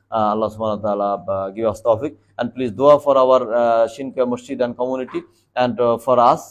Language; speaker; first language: English; non-native, local second language; Bangla